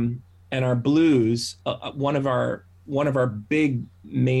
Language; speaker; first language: English; native; English